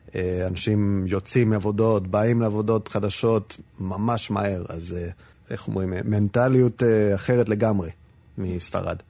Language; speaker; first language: Hebrew; non-native, fluent; Spanish